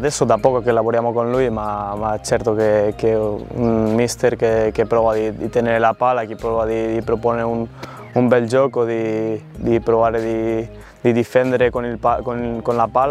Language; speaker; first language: Italian; non-native, fluent; Spanish